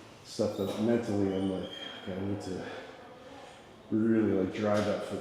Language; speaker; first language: English; native; English